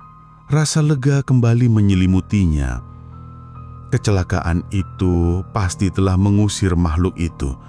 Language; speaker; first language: Indonesian; native; Indonesian